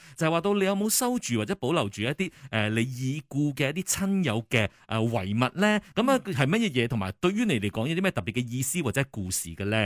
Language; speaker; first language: Cantonese; native; Cantonese